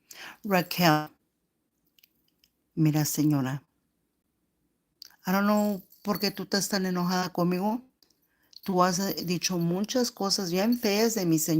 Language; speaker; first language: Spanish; early bilingual, heritage; Spanish